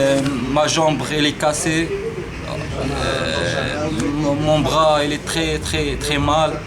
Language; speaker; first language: French; non-native, learner; Arabic